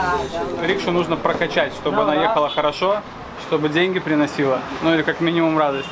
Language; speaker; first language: Russian; native; Russian